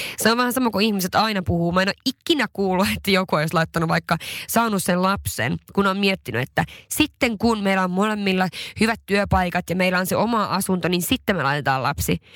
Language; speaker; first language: Finnish; non-native, local second language; Swedish